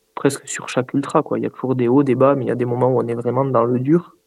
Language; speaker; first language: French; native; French